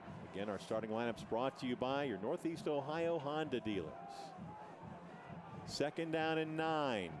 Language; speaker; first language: English; native; English